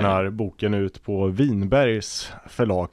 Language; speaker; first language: Swedish; native; Swedish